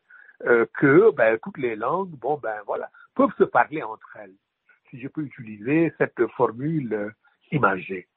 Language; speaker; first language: French; non-native, local second language; Wolof